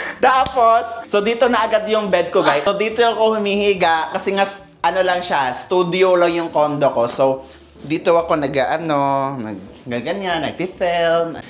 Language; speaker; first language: Filipino; native; Filipino